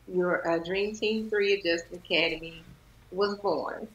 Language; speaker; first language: English; native; English